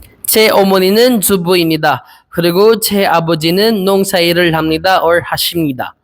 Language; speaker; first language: Korean; non-native, learner; Filipino